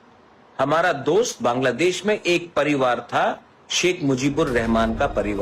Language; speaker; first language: Hindi; non-native, local second language; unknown